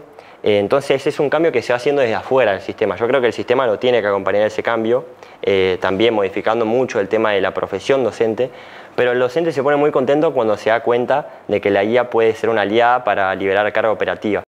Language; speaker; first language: Spanish; native; Spanish